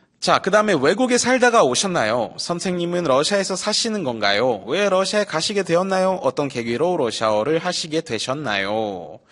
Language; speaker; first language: Korean; early bilingual, heritage; Russian